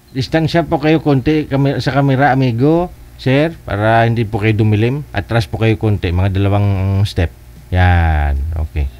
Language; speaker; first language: Filipino; native; Filipino